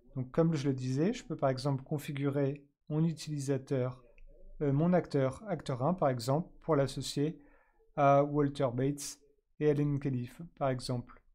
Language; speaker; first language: French; native; French